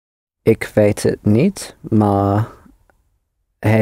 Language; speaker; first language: Dutch; non-native, learner; English